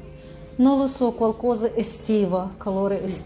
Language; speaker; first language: Italian; non-native, learner; Russian